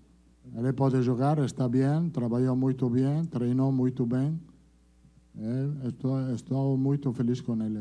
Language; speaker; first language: Portuguese; non-native, fluent; Italian